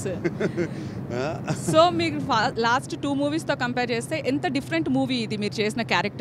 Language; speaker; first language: Telugu; native; Telugu